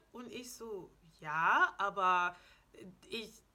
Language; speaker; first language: German; non-native, fluent; English